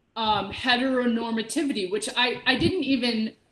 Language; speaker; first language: English; native; English